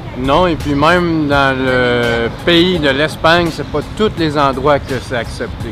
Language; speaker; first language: French; native; French